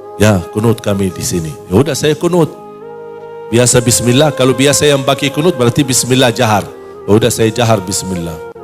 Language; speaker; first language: Malay; non-native, fluent; Arabic